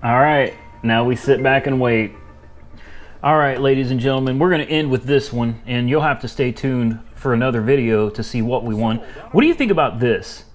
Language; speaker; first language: English; native; English